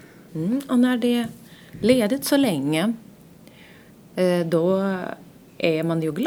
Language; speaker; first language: Swedish; non-native, fluent; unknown